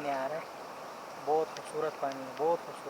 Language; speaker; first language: Hindi; non-native, local second language; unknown